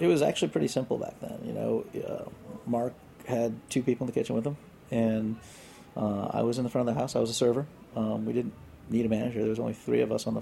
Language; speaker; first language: English; native; English